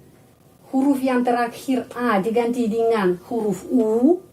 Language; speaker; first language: Indonesian; non-native, fluent; Russian